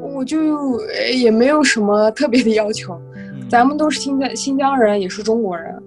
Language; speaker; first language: Chinese; non-native, local second language; Kazakh